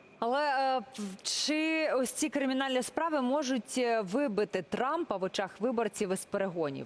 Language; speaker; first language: Ukrainian; native; Ukrainian